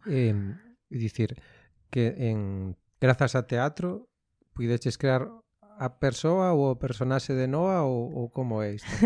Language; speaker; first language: Galician; non-native, local second language; Spanish